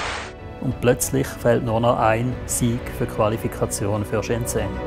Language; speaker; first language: German; native; German